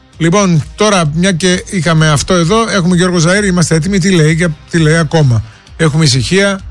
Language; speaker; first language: Greek; native; Greek